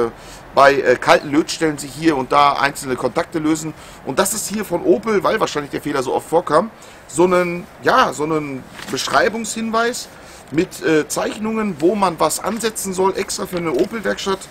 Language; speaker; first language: German; native; German